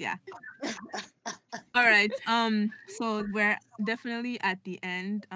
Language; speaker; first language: English; native; English